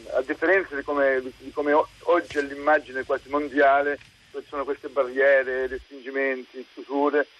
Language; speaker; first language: Italian; native; Italian